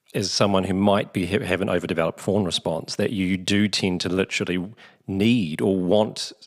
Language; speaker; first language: English; native; English